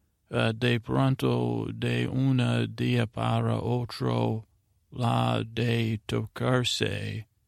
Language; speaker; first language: Spanish; non-native, learner; English